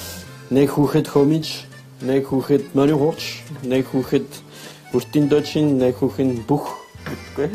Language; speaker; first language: Mongolian; non-native, learner; French